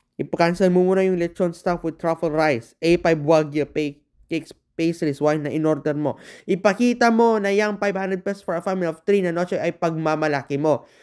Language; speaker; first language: Filipino; non-native, local second language; Iloko